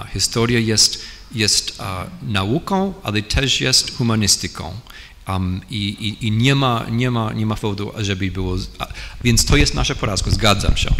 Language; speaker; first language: Polish; non-native, fluent; English